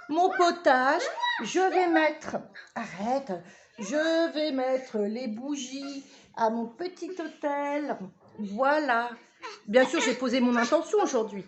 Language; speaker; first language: French; native; French